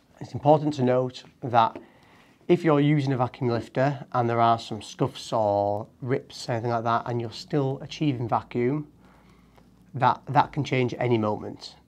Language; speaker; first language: English; native; English